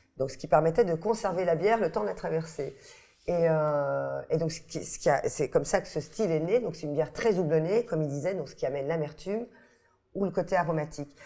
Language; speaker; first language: French; native; French